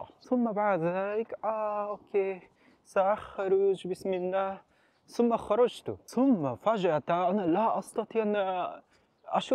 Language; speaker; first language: Arabic; non-native, fluent; Japanese